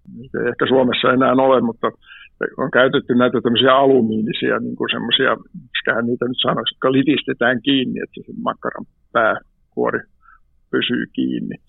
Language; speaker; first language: Finnish; native; Finnish